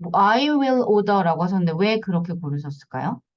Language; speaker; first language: Korean; native; Korean